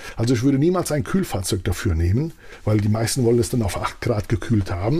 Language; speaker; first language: German; early bilingual, other home language; Italian